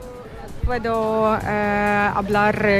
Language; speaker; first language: Spanish; non-native, learner; Ukrainian